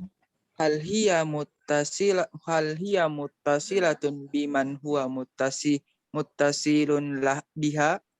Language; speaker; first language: Arabic; non-native, learner; Indonesian